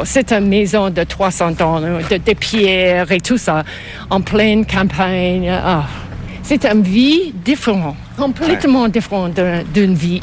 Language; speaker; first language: French; non-native, local second language; English